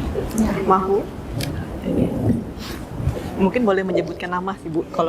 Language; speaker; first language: Indonesian; native; Indonesian